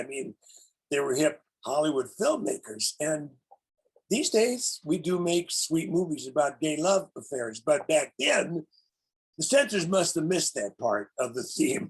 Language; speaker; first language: English; native; English